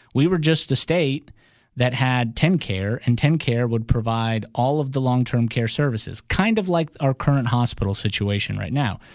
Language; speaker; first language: English; early bilingual, other home language; Russian